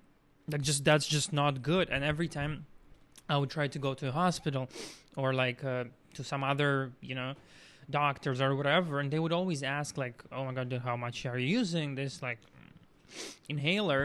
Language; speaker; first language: English; non-native, fluent; Russian